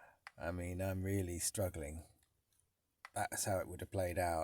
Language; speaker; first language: English; native; English